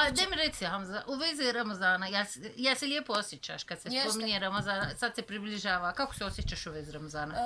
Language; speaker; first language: Bosnian; native; Bosnian